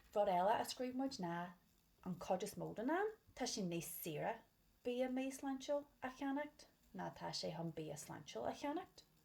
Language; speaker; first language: Irish; non-native, local second language; English